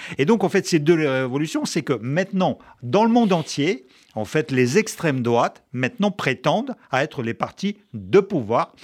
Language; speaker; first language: French; non-native, fluent; Russian